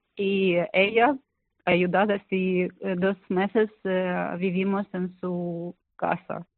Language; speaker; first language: Spanish; non-native, learner; Ukrainian